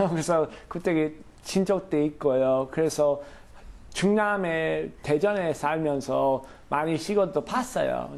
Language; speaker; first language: Korean; non-native, fluent; English